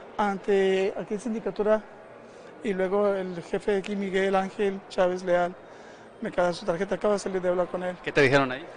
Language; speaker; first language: Spanish; native; Spanish